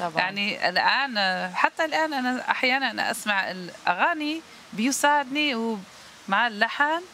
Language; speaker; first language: Arabic; non-native, learner; Dutch